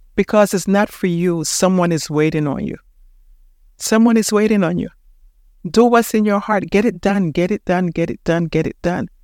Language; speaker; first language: English; early bilingual, heritage; Spanish